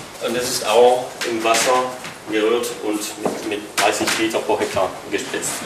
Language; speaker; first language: German; non-native, learner; French